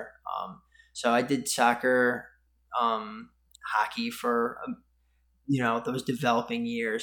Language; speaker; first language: English; native; English